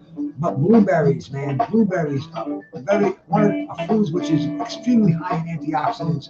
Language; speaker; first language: English; native; English